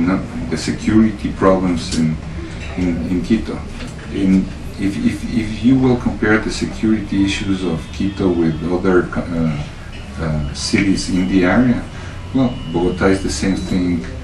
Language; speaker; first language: English; non-native, learner; Spanish